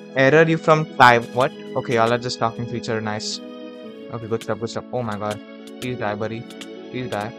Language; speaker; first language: English; non-native, local second language; Hindi